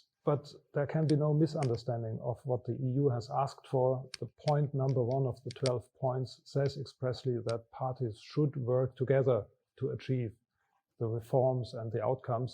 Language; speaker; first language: English; non-native, fluent; German